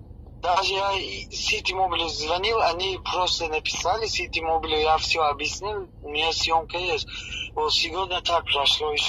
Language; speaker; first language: Russian; non-native, learner; Tajik